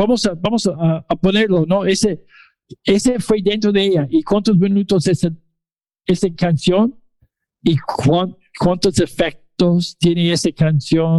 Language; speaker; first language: Spanish; non-native, fluent; English